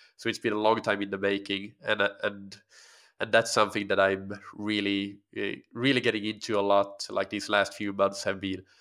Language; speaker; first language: English; non-native, fluent; Swedish